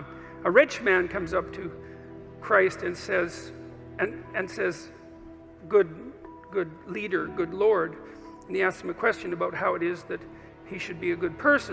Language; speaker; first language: English; native; English